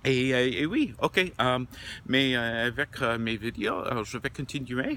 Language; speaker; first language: French; non-native, learner; English